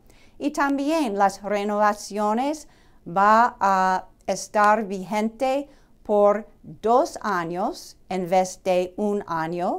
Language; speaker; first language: Spanish; non-native, fluent; English